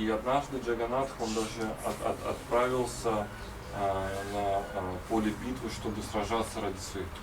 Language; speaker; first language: Russian; native; Russian